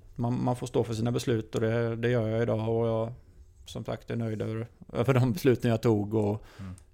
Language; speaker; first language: Swedish; native; Swedish